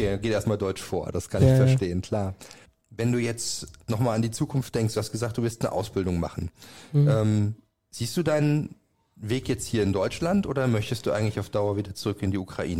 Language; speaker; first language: German; native; German